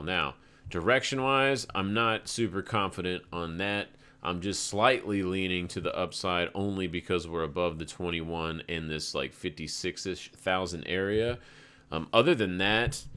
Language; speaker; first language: English; native; English